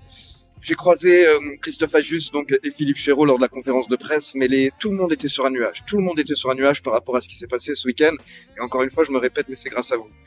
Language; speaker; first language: French; native; French